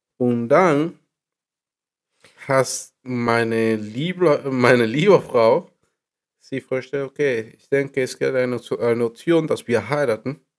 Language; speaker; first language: German; non-native, learner; Spanish